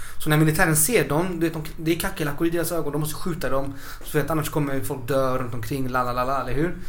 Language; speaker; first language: Swedish; early bilingual, other home language; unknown